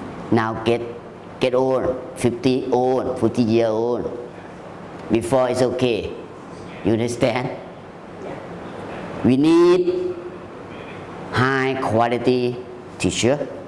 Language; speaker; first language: English; non-native, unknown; Thai